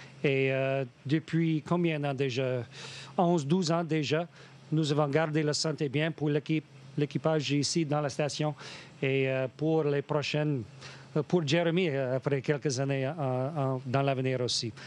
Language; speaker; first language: French; non-native, fluent; English